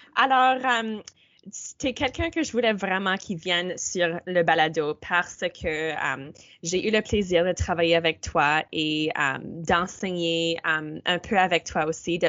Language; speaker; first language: French; native; French